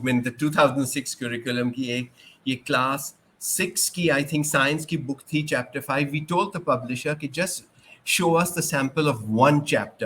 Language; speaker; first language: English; non-native, local second language; Urdu